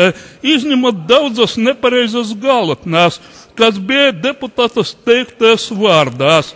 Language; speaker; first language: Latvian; non-native, local second language; Russian